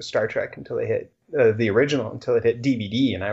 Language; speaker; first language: English; native; English